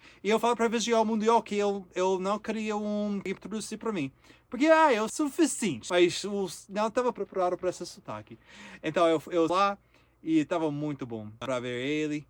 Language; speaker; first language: Portuguese; non-native, learner; English